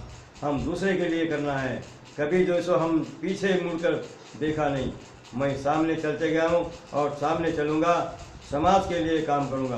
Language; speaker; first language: Hindi; non-native, local second language; Lambadi